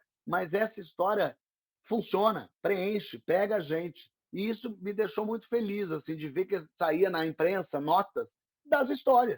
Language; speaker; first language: Portuguese; native; Portuguese